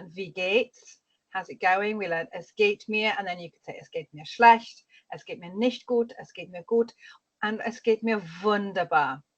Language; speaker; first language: German; non-native, fluent; English